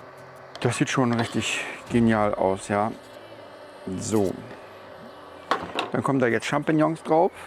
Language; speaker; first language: German; native; German